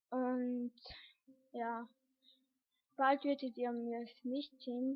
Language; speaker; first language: German; early bilingual, other home language; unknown